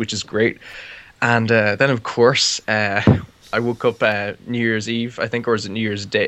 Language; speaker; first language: English; native; English